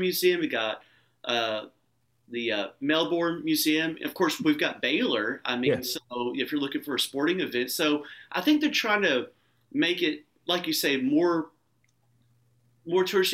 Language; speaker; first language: English; native; English